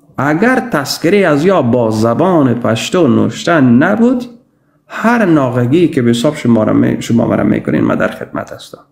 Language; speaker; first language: Persian; native; Persian